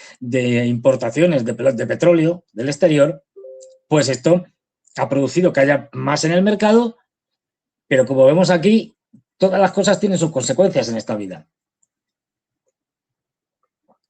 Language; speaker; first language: Spanish; native; Spanish